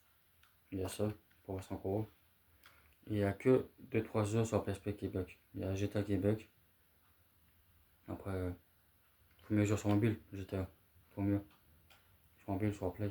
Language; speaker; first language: French; native; French